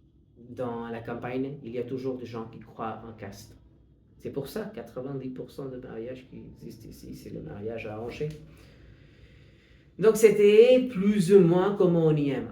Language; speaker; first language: French; non-native, fluent; Hindi